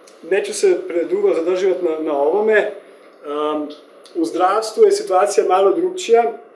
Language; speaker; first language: Serbian; non-native, fluent; Slovenian